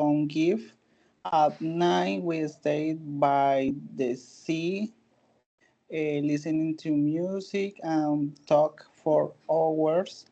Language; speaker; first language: English; non-native, learner; Spanish